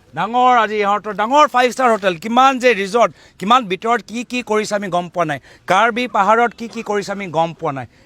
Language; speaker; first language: Assamese; native; Assamese